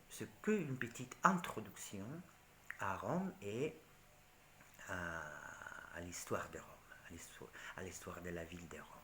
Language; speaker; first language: French; non-native, learner; Italian